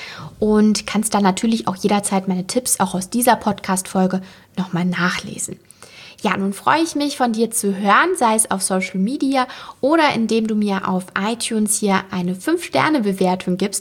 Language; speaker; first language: German; native; German